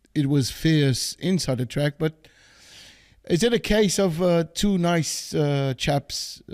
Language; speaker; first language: English; non-native, fluent; Portuguese